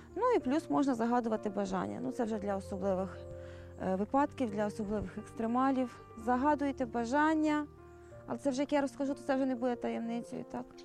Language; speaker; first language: Ukrainian; native; Ukrainian